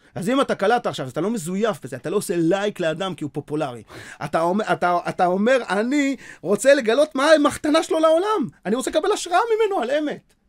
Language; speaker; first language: Hebrew; native; Hebrew